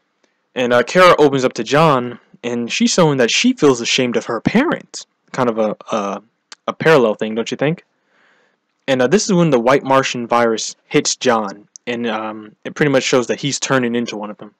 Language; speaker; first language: English; native; English